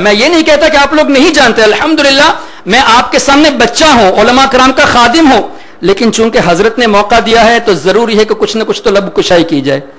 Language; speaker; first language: Urdu; non-native, fluent; Memoni